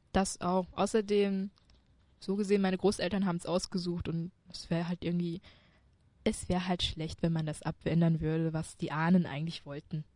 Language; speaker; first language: German; early bilingual, other home language; Chinese